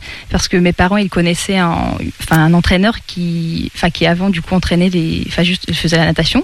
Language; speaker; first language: French; non-native, fluent; Russian